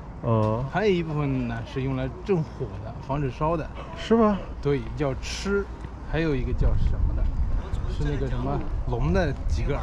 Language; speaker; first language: Chinese; native; Chinese